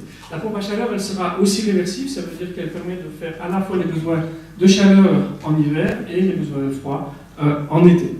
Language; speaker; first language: French; native; French